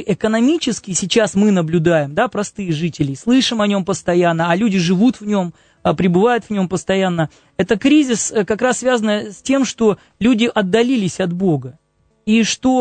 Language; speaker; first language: Russian; native; Russian